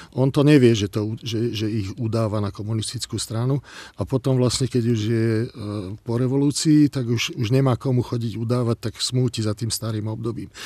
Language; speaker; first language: Slovak; non-native, local second language; Hungarian